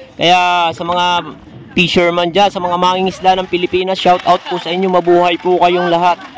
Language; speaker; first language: Filipino; non-native, local second language; Bikol